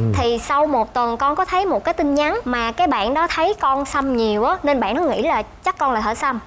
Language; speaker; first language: Vietnamese; native; Vietnamese